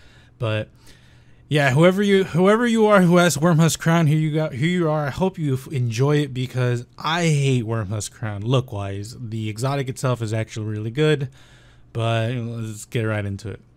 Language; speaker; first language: English; native; English